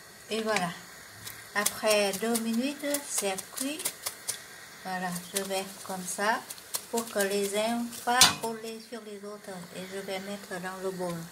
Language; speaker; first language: French; non-native, learner; Vietnamese